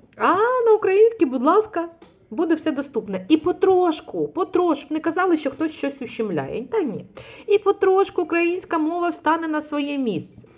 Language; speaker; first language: Ukrainian; non-native, local second language; Russian